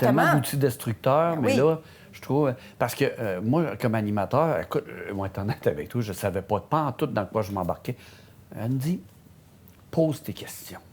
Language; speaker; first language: French; native; French